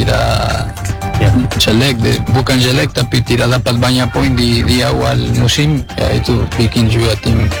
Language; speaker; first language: Indonesian; non-native, fluent; Spanish